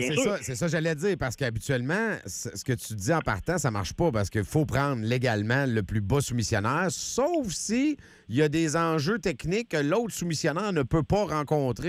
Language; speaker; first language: French; native; French